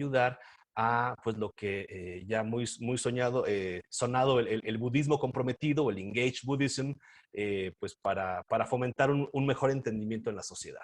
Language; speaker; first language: Spanish; native; Spanish